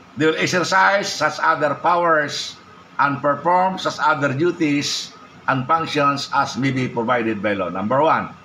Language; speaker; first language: English; non-native, local second language; Cebuano